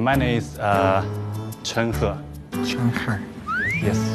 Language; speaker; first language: English; non-native, learner; Chinese